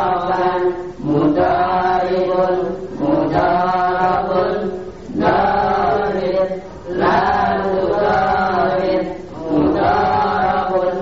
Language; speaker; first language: Arabic; non-native, learner; Indonesian